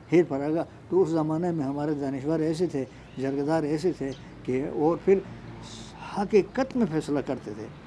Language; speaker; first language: Urdu; non-native, local second language; Shina